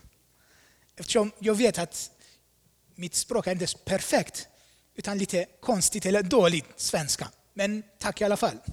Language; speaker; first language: Swedish; non-native, fluent; Armenian